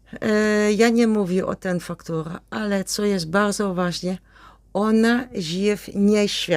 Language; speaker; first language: Polish; non-native, learner; Dutch